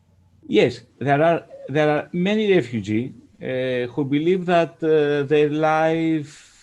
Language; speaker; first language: English; non-native, fluent; Greek